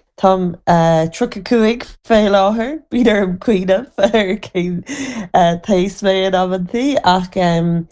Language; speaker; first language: Irish; native; Irish